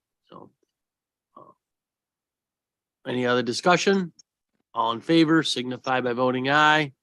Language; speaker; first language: English; native; English